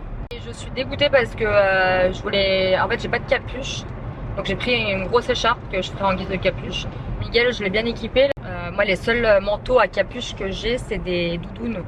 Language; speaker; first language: French; native; French